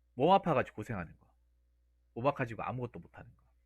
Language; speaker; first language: Korean; native; Korean